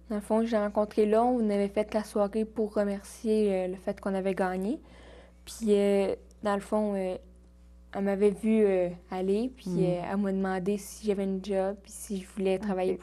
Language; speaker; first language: French; native; French